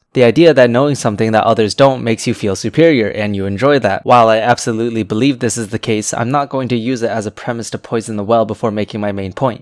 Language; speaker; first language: English; native; English